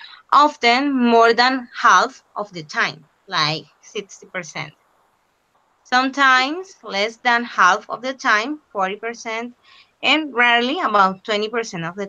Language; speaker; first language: English; non-native, fluent; Spanish